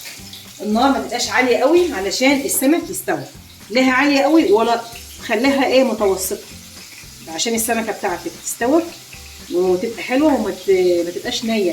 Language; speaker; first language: Arabic; native; Arabic